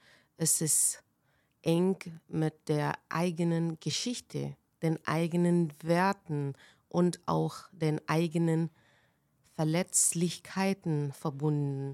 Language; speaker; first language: German; non-native, fluent; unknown